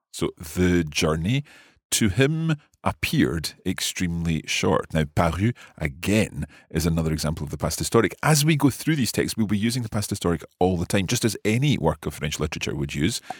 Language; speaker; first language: English; native; English